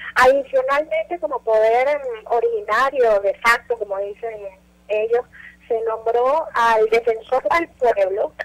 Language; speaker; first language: Spanish; native; Spanish